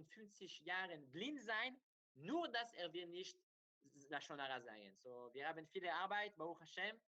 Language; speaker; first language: German; non-native, learner; Hebrew